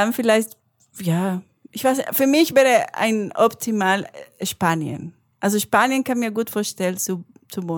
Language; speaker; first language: German; non-native, learner; Spanish